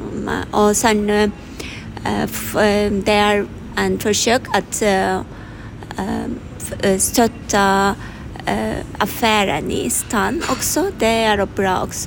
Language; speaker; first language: Swedish; non-native, learner; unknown